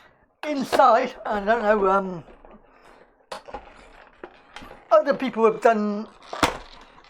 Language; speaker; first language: English; native; English